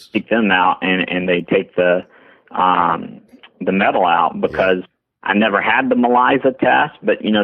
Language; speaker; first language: English; native; English